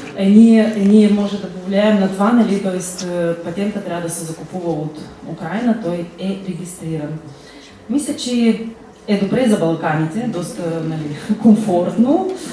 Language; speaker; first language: Bulgarian; early bilingual, heritage; Bulgarian